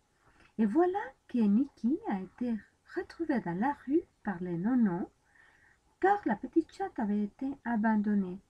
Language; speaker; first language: French; non-native, fluent; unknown